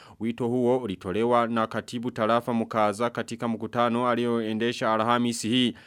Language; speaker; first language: Swahili; non-native, local second language; Rundi